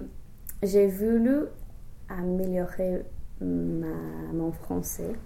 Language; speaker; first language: French; non-native, fluent; English